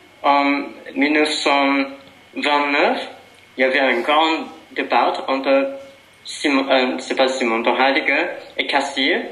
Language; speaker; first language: French; non-native, fluent; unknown